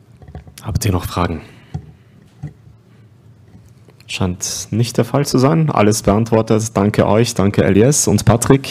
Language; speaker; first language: German; native; German